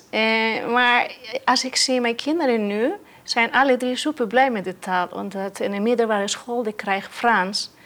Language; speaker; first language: Dutch; non-native, learner; Spanish